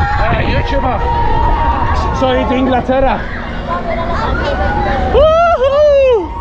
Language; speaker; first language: Spanish; non-native, learner; English